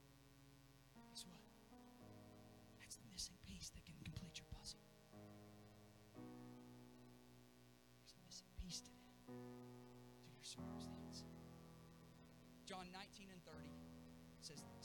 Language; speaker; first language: English; native; English